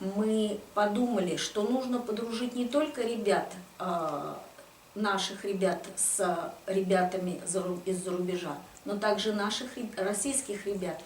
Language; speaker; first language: Russian; native; Russian